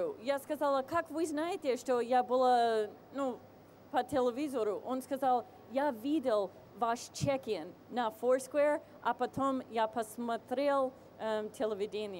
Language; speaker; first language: Russian; non-native, fluent; English